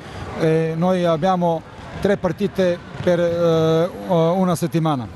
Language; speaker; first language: Italian; non-native, learner; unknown